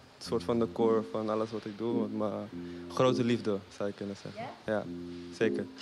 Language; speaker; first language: Dutch; native; Dutch